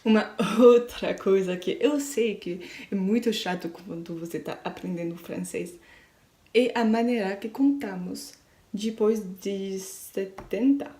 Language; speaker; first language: Portuguese; non-native, learner; French